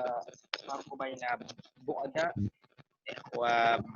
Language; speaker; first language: Arabic; non-native, learner; Indonesian